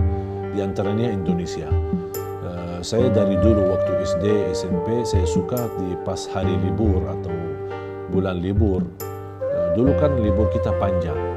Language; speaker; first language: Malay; non-native, fluent; Arabic